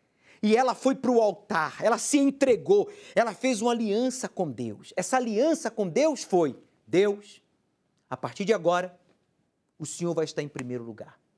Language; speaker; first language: Portuguese; native; Portuguese